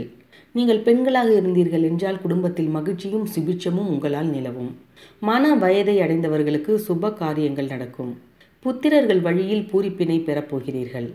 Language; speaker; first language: Tamil; native; Tamil